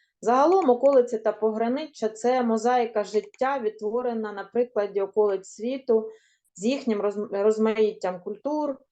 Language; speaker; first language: Ukrainian; native; Ukrainian